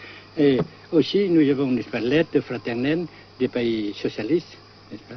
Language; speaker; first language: French; non-native, fluent; Vietnamese